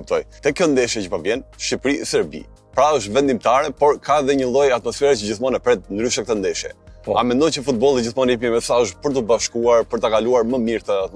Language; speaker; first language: Albanian; native; Albanian